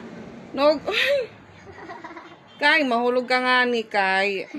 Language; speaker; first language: Filipino; native; Filipino